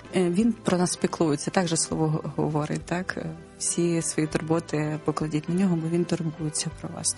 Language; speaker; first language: Ukrainian; non-native, local second language; Russian